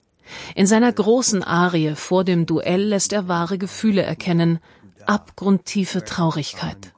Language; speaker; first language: German; native; German